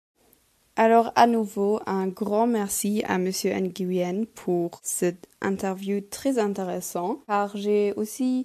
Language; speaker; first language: French; non-native, local second language; Luxembourgish